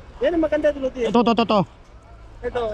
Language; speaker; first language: Filipino; native; Filipino